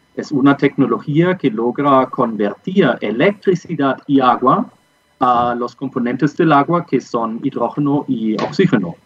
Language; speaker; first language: Spanish; non-native, fluent; German